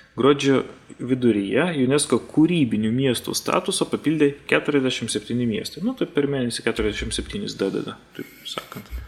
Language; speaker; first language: Lithuanian; native; Lithuanian